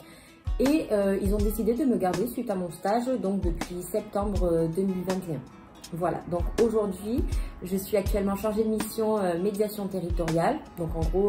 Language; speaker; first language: French; native; French